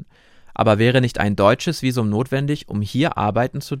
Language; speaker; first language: German; native; German